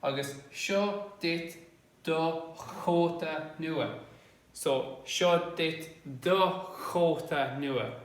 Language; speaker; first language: Irish; non-native, local second language; English